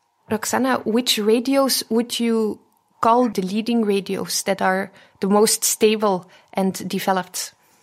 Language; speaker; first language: English; non-native, fluent; Dutch